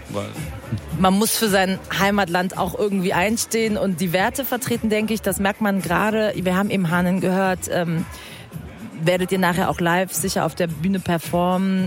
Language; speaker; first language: German; early bilingual, other home language; Persian